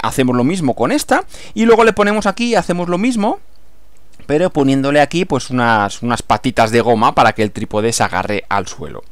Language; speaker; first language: Spanish; native; Spanish